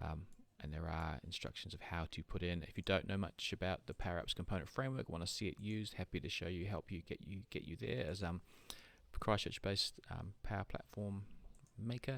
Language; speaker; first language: English; native; English